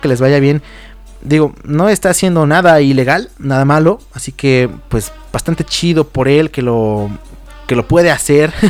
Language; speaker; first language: Spanish; native; Spanish